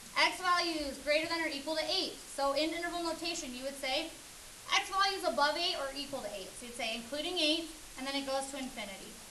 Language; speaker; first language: English; native; English